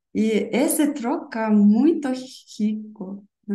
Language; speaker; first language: Portuguese; non-native, learner; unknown